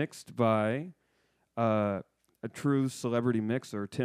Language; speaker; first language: English; native; English